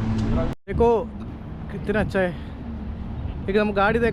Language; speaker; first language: Hindi; non-native, local second language; Malayalam